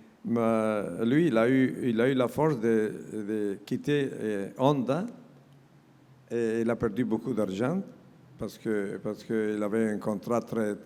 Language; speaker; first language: French; non-native, learner; Italian